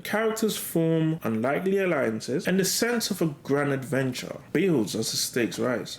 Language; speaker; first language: English; native; English